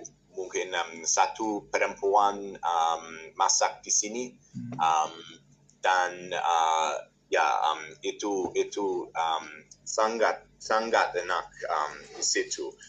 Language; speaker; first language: Indonesian; non-native, learner; English